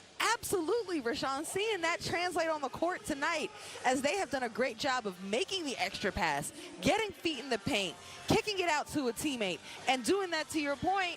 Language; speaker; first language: English; native; English